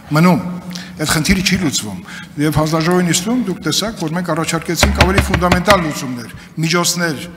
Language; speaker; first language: Armenian; native; Armenian